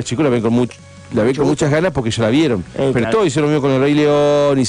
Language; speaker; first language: Spanish; native; Spanish